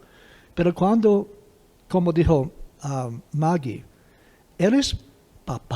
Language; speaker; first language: Spanish; non-native, fluent; English